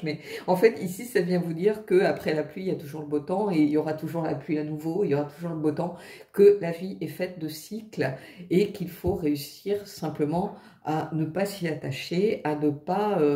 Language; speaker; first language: French; native; French